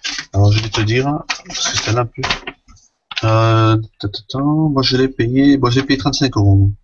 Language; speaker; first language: French; native; French